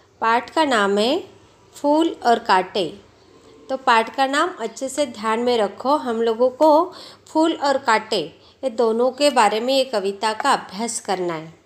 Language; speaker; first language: Hindi; non-native, local second language; Marathi